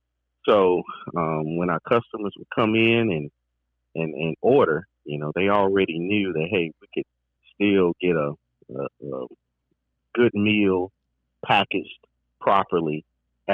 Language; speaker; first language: English; native; English